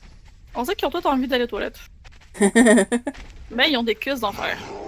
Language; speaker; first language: French; native; French